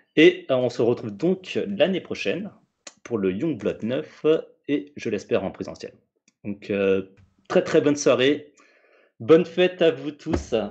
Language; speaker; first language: French; native; French